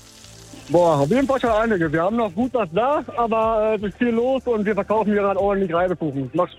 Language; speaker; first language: German; native; German